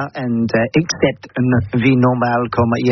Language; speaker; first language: French; non-native, learner; English